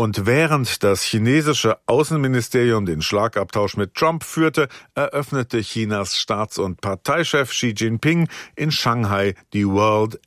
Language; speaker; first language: German; native; German